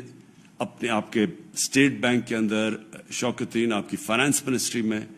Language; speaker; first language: Urdu; native; Urdu